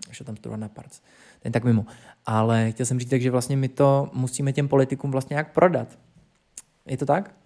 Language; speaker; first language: Czech; native; Czech